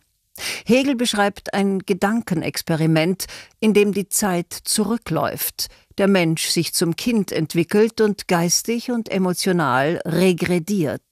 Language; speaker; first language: German; native; German